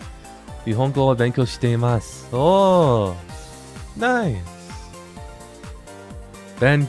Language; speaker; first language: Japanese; non-native, learner; English